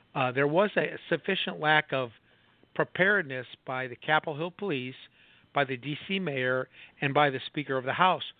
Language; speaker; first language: English; native; English